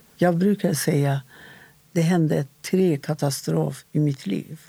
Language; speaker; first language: Swedish; non-native, fluent; Persian